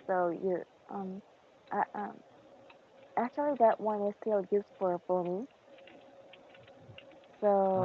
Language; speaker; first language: English; non-native, learner; Korean